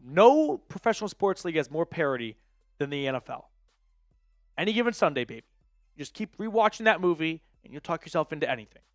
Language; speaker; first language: English; native; English